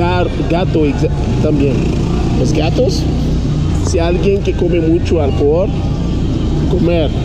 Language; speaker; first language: Spanish; non-native, learner; Haitian Creole